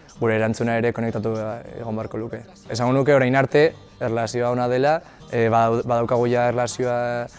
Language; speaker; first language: Basque; non-native, local second language; Spanish